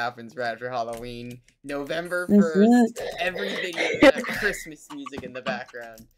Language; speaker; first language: English; native; English